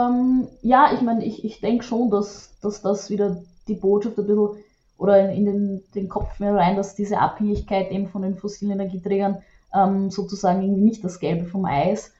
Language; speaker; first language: German; native; German